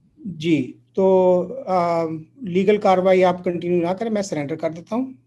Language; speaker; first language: Urdu; native; Urdu